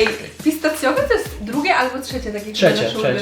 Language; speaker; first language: Polish; native; Polish